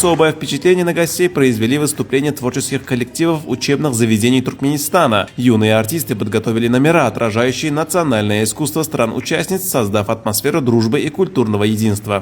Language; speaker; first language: Russian; native; Russian